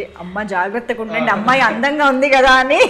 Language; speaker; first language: Telugu; native; Telugu